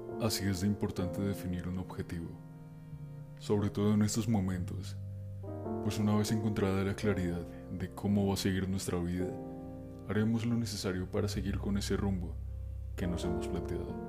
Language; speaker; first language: Spanish; native; Spanish